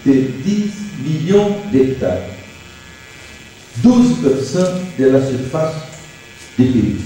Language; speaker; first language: French; non-native, learner; Portuguese